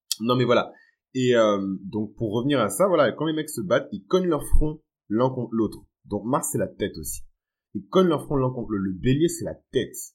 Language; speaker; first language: French; early bilingual, other home language; Fon